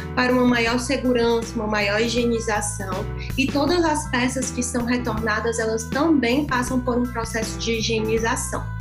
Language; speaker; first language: Portuguese; native; Portuguese